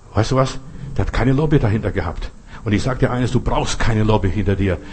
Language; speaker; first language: German; non-native, fluent; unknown